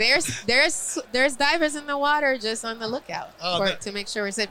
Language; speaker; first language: English; non-native, fluent; Spanish